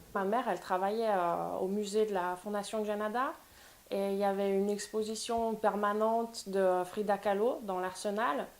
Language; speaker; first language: French; native; French